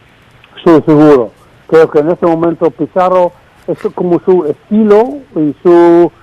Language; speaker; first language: Spanish; non-native, fluent; Dutch